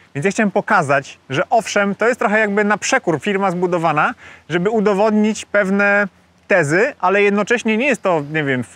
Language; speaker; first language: Polish; native; Polish